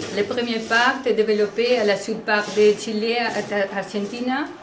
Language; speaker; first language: French; non-native, learner; Spanish